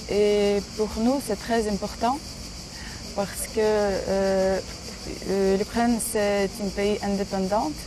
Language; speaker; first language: French; non-native, learner; Ukrainian